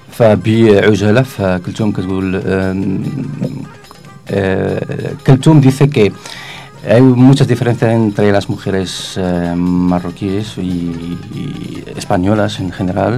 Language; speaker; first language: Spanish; non-native, fluent; Arabic